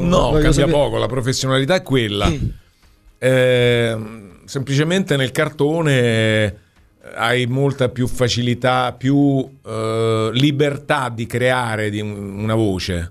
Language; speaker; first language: Italian; native; Italian